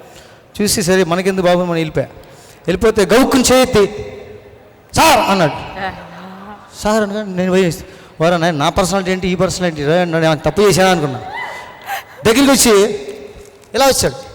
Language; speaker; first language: Telugu; native; Telugu